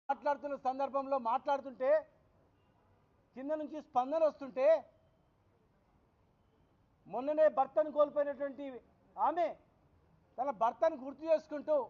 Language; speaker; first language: Telugu; native; Telugu